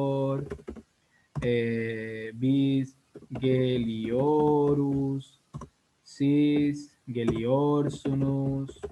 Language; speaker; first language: Turkish; non-native, learner; Spanish